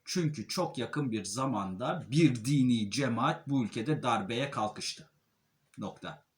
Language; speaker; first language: Turkish; native; Turkish